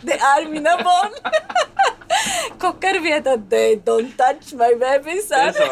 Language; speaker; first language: Swedish; non-native, learner; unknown